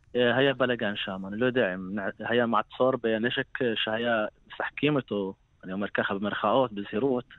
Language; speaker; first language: Hebrew; non-native, local second language; Arabic